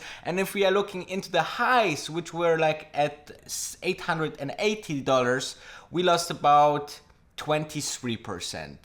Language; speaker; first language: English; non-native, fluent; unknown